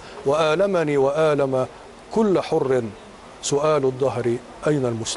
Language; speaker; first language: Arabic; native; Arabic